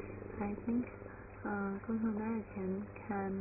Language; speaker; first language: English; non-native, learner; Chinese